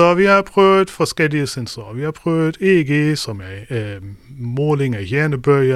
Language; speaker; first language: Danish; non-native, fluent; German